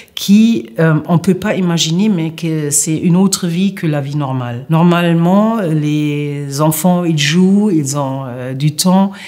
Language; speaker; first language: French; non-native, fluent; German